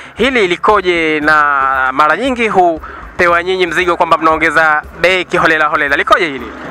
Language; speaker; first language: Swahili; native; Swahili